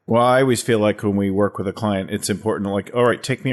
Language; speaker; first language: English; native; English